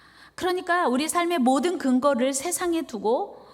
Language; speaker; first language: Korean; native; Korean